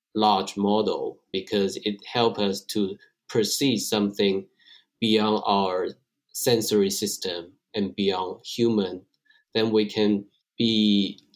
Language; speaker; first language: English; non-native, fluent; Chinese